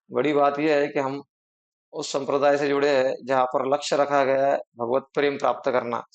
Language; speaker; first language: Hindi; non-native, local second language; Marathi